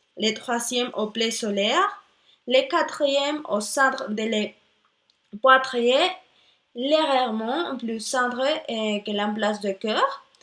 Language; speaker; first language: French; non-native, learner; Spanish